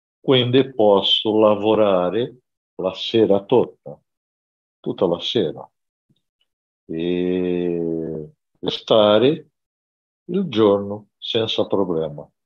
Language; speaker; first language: Italian; non-native, learner; Portuguese